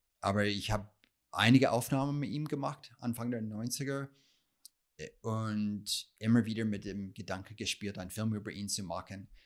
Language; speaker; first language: German; non-native, fluent; English